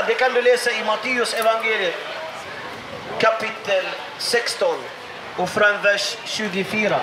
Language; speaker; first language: Swedish; non-native, fluent; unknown